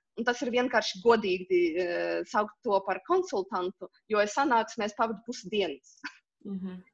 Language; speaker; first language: Latvian; non-native, local second language; Russian